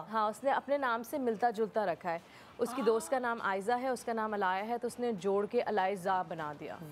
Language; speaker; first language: Hindi; native; Hindi